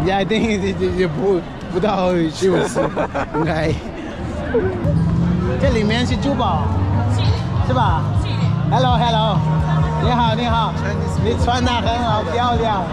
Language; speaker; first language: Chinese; non-native, fluent; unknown